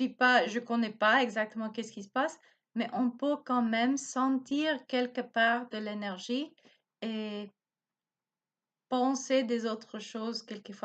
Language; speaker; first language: French; non-native, learner; Spanish